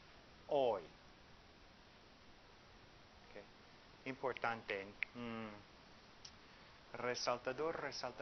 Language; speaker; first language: Spanish; non-native, fluent; English